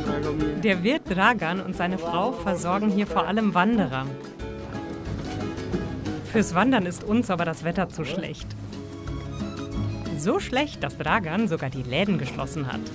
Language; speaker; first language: German; native; German